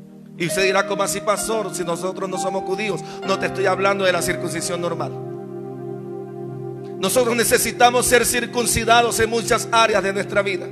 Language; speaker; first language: Spanish; native; Spanish